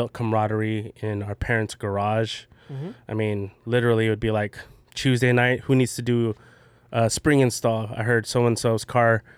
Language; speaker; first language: English; early bilingual, other home language; Filipino